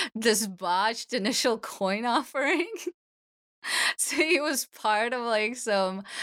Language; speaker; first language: English; early bilingual, other home language; Russian